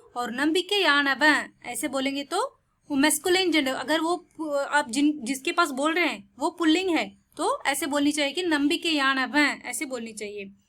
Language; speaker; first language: Hindi; non-native, local second language; Tamil